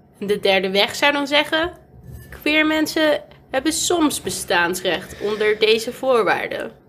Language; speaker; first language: Dutch; native; Dutch